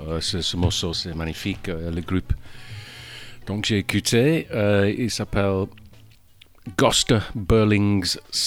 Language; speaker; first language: French; non-native, fluent; English